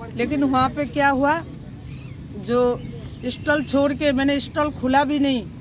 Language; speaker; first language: Hindi; native; Hindi